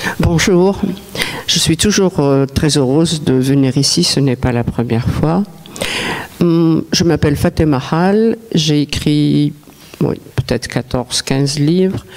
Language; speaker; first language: French; non-native, local second language; Arabic